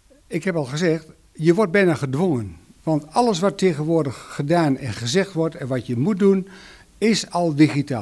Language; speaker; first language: Dutch; native; Dutch